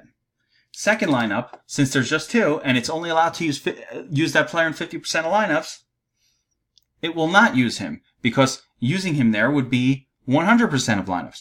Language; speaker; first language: English; native; English